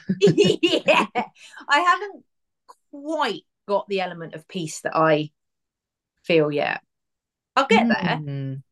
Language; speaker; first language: English; native; English